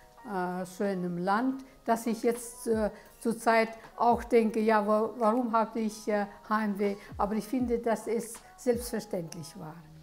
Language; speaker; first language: German; early bilingual, heritage; German